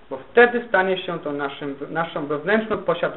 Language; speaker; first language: Polish; native; Polish